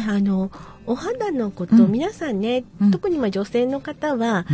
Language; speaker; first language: Japanese; native; Japanese